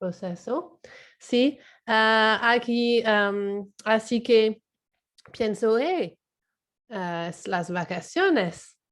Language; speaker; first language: Spanish; non-native, learner; English